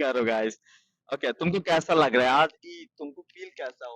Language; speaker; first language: Hindi; non-native, learner; Bangla